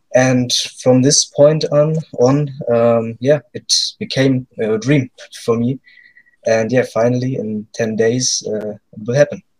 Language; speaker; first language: English; non-native, fluent; German